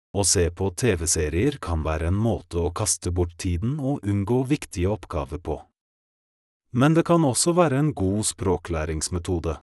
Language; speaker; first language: Norwegian; non-native, learner; Polish